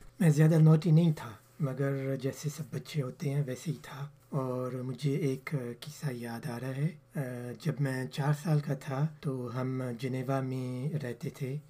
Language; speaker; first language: Urdu; early bilingual, heritage; Urdu